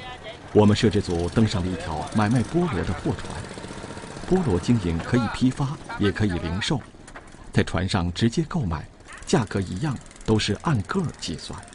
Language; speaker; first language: Chinese; native; Chinese